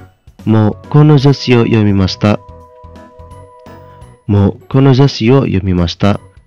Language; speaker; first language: Japanese; non-native, fluent; Indonesian